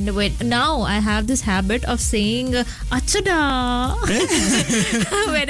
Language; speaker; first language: English; non-native, local second language; Hindi